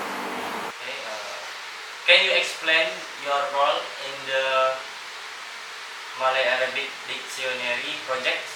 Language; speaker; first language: English; non-native, learner; Indonesian